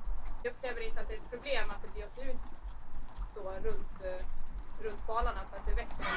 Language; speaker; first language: Swedish; native; Swedish